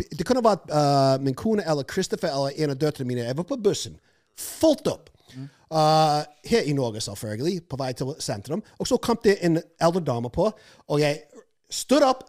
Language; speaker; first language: Norwegian; non-native, fluent; English